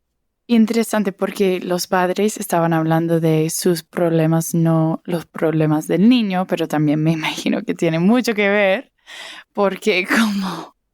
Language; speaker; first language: Spanish; early bilingual, heritage; English